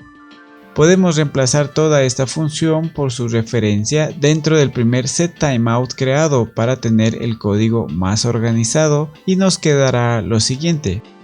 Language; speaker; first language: Spanish; native; Spanish